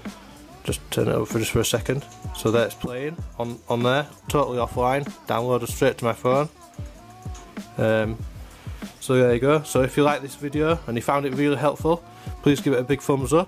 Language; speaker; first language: English; native; English